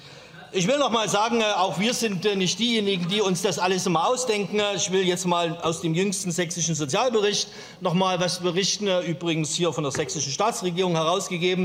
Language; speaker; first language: German; native; German